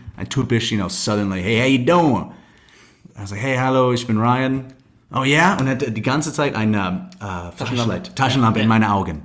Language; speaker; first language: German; non-native, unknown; English